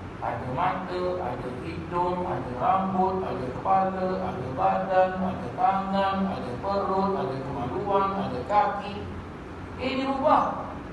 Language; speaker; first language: Malay; native; Malay